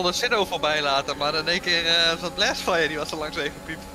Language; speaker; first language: Dutch; native; Dutch